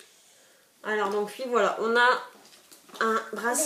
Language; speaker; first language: French; native; French